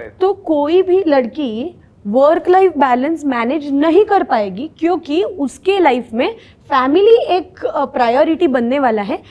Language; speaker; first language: Hindi; non-native, local second language; Marathi